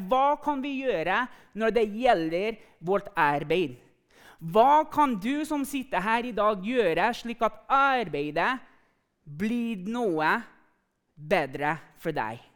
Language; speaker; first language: Norwegian; non-native, fluent; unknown